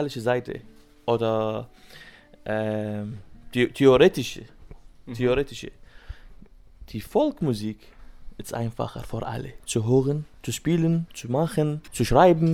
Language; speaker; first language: German; non-native, learner; Arabic